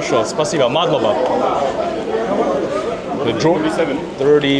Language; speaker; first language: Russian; non-native, learner; German